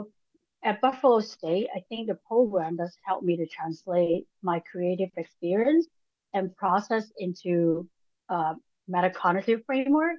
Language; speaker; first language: English; non-native, local second language; Cantonese